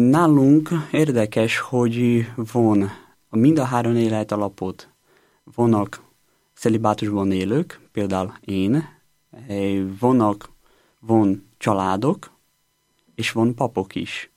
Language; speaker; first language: Hungarian; non-native, learner; Portuguese